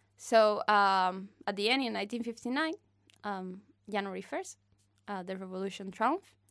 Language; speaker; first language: English; non-native, fluent; Spanish